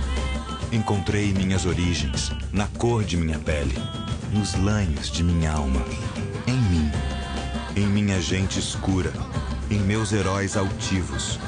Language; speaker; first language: Portuguese; native; Portuguese